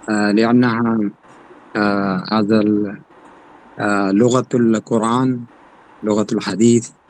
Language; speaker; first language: Arabic; non-native, learner; Urdu